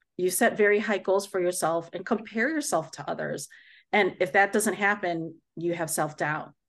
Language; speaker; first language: English; native; English